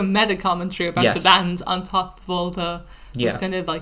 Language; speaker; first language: English; native; English